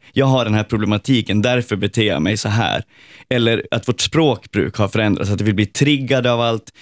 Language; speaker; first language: Swedish; native; Swedish